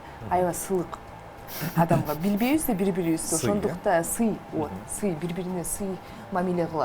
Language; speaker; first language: Kyrgyz; non-native, local second language; Russian